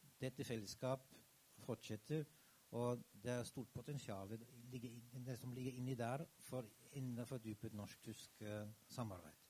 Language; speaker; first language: Norwegian; non-native, fluent; German